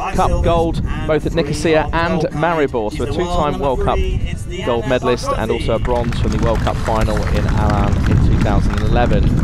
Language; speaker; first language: English; native; English